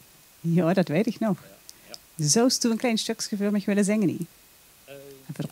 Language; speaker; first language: Dutch; native; Dutch